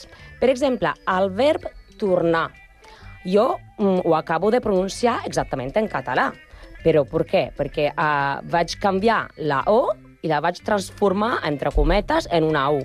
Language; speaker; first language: Catalan; non-native, learner; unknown